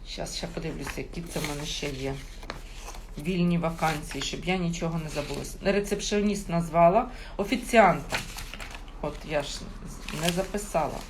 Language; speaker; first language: Ukrainian; non-native, local second language; Russian